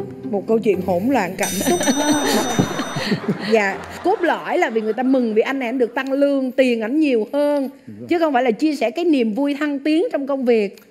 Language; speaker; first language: Vietnamese; native; Vietnamese